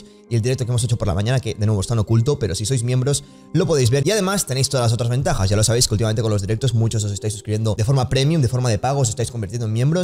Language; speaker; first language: Spanish; native; Spanish